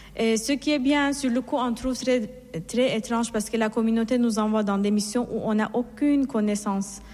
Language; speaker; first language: French; non-native, fluent; Persian